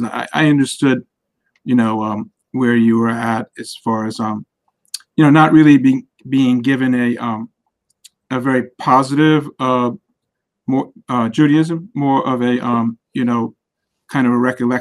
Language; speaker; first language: English; native; English